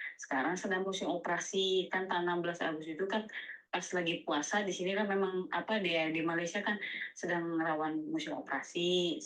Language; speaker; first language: Indonesian; native; Indonesian